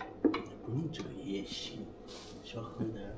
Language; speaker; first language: Chinese; native; Chinese